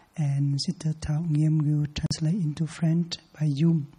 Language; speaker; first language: English; non-native, learner; Vietnamese